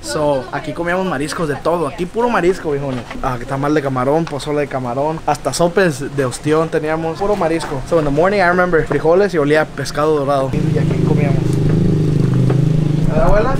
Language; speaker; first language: Spanish; early bilingual, heritage; Spanish